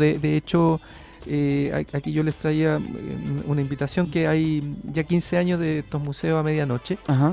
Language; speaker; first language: Spanish; native; Spanish